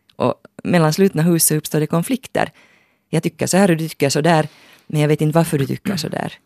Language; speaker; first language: Swedish; native; Swedish